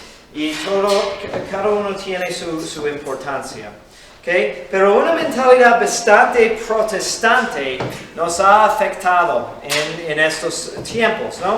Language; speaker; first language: Spanish; non-native, fluent; English